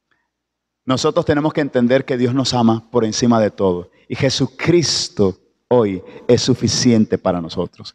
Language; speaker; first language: Spanish; native; Spanish